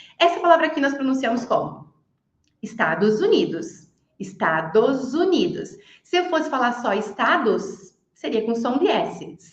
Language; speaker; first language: Portuguese; native; Portuguese